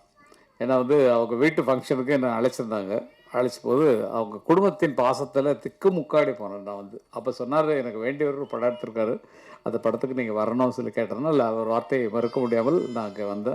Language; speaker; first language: Tamil; native; Tamil